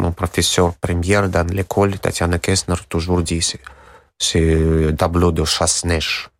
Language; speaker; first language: French; non-native, learner; Russian